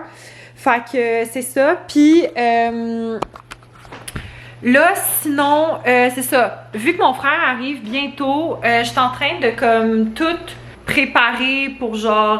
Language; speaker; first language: French; native; French